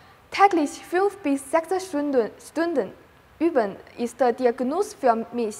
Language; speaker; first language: German; non-native, learner; Chinese